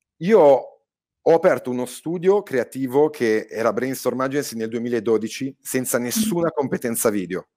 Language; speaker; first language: Italian; native; Italian